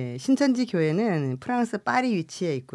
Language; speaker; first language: Korean; native; Korean